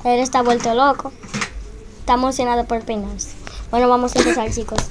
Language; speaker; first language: Spanish; native; Spanish